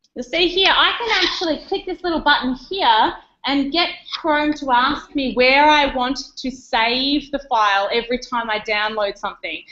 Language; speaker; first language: English; native; English